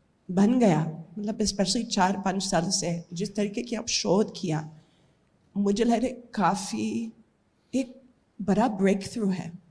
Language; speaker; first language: Hindi; non-native, learner; English